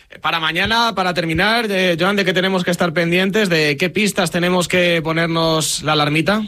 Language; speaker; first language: Spanish; native; Spanish